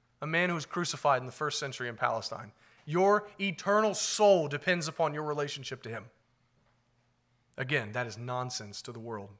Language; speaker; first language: English; native; English